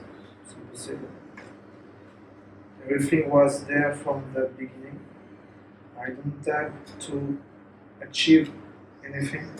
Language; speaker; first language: English; non-native, learner; French